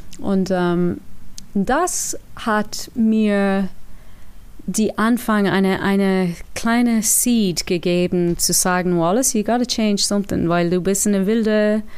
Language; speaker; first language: German; non-native, learner; English